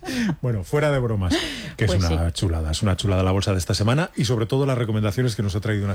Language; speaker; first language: Spanish; native; Spanish